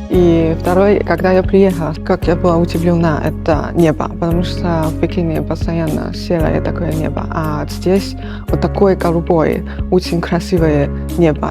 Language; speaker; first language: Russian; non-native, fluent; Chinese